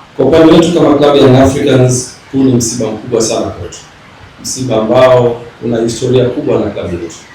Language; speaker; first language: Swahili; native; Swahili